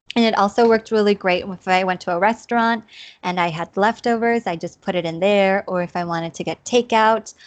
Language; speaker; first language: English; native; English